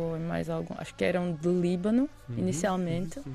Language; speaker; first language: Portuguese; non-native, fluent; Russian